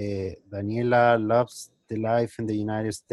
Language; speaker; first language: English; non-native, learner; Spanish